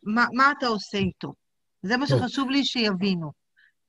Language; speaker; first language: Hebrew; native; Hebrew